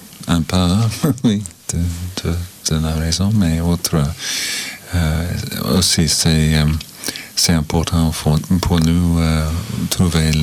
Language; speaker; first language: French; non-native, learner; English